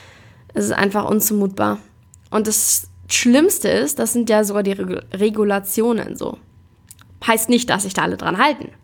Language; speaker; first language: German; native; German